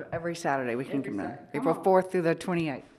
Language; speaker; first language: English; native; English